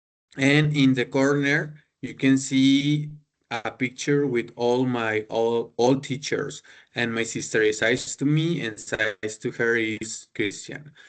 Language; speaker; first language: English; non-native, learner; Spanish